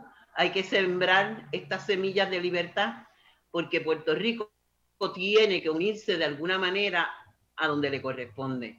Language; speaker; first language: Spanish; native; Spanish